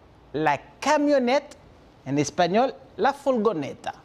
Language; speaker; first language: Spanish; non-native, fluent; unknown